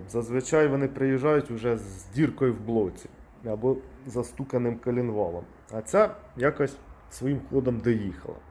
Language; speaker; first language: Ukrainian; non-native, local second language; Russian